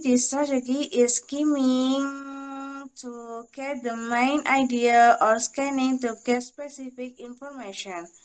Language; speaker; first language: English; non-native, learner; Indonesian